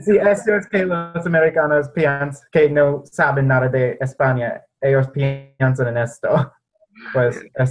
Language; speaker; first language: Spanish; non-native, fluent; English